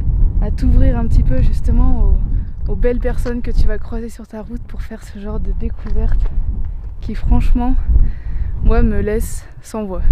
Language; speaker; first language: French; native; French